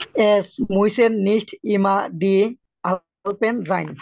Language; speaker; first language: German; non-native, learner; Bangla